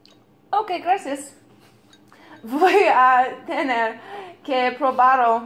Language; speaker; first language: Spanish; non-native, learner; English